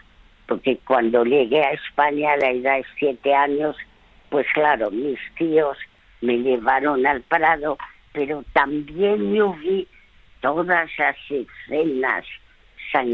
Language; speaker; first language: Spanish; early bilingual, other home language; French